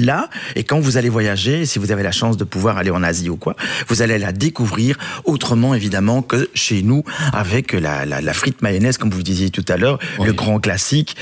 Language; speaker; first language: French; native; French